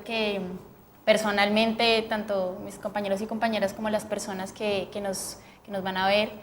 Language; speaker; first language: Spanish; native; Spanish